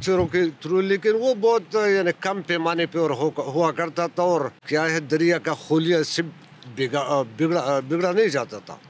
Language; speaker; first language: Urdu; non-native, local second language; Pashto